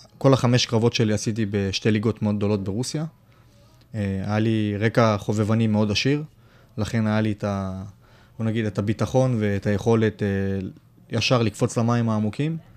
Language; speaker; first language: Hebrew; early bilingual, other home language; Russian